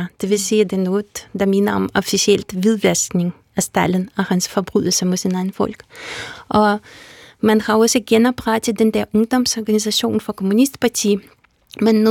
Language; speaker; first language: Danish; non-native, fluent; Russian